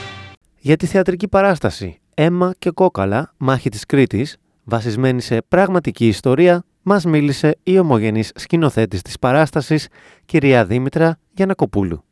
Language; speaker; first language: Greek; native; Greek